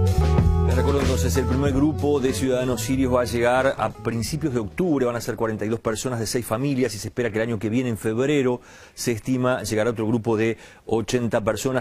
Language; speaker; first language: Spanish; native; Spanish